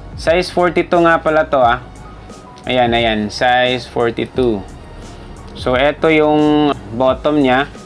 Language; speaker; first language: Filipino; non-native, local second language; Cebuano